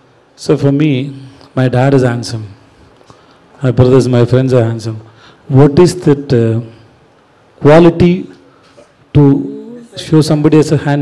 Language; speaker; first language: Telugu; non-native, learner; Tamil